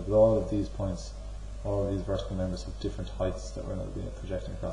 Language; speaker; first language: English; native; English